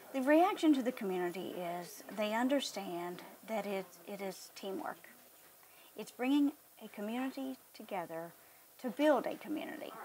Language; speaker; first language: English; native; English